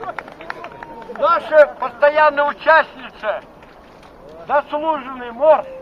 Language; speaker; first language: Russian; native; Russian